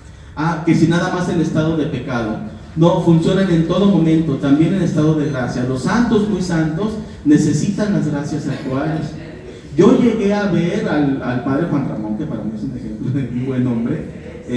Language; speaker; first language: Spanish; native; Spanish